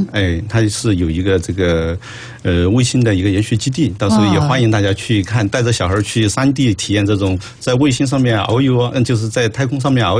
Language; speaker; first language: Chinese; native; Chinese